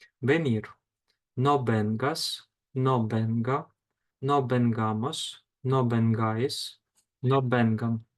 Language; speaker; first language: Spanish; non-native, fluent; Ukrainian